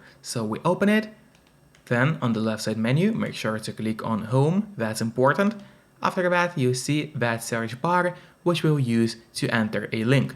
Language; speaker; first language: English; non-native, fluent; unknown